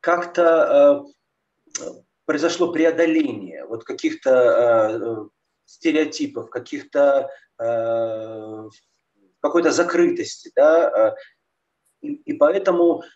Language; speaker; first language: Russian; native; Russian